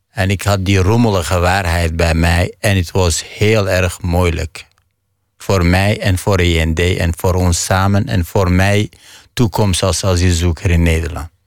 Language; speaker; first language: Dutch; non-native, fluent; Arabic